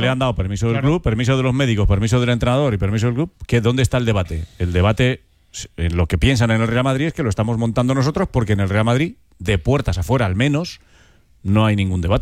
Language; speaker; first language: Spanish; native; Spanish